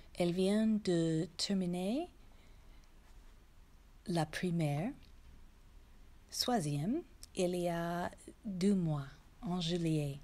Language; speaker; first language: French; non-native, learner; English